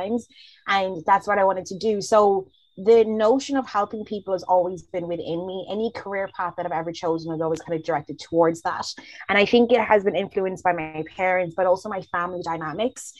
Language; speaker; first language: English; early bilingual, other home language; Zulu